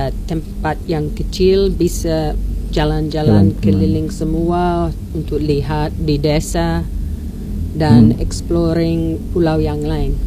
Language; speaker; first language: Indonesian; non-native, learner; English